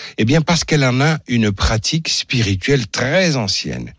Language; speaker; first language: French; native; French